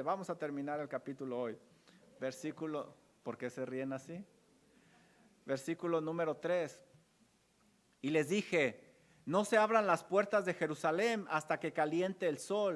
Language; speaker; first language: Spanish; native; Spanish